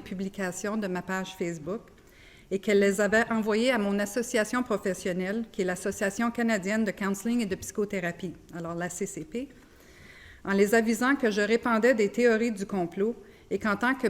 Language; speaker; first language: French; native; French